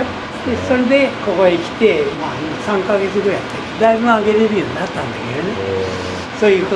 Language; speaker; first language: Japanese; native; Japanese